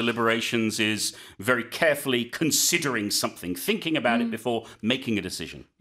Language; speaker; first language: English; native; English